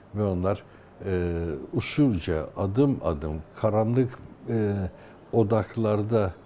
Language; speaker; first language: Turkish; native; Turkish